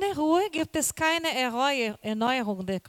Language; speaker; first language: German; non-native, learner; Portuguese